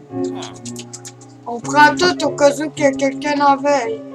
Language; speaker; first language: French; native; French